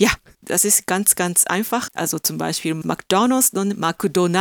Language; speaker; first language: German; non-native, fluent; Japanese